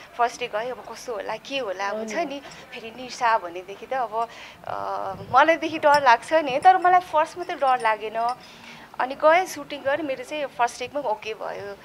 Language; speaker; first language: Nepali; non-native, local second language; Newari